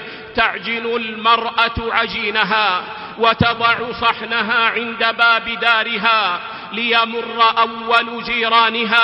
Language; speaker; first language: Arabic; native; Arabic